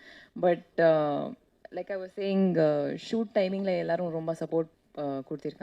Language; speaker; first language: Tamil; non-native, learner; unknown